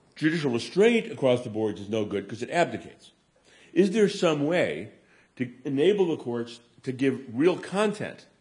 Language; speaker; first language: English; native; English